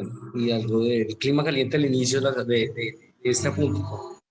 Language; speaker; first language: Spanish; native; Spanish